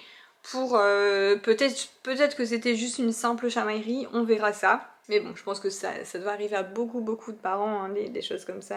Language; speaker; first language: French; native; French